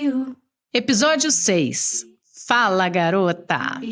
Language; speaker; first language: Portuguese; native; Portuguese